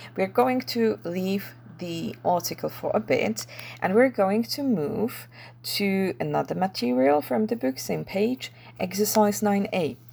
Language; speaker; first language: English; non-native, fluent; Czech